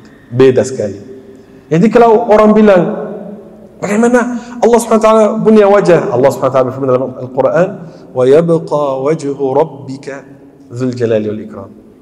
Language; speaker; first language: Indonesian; non-native, fluent; Arabic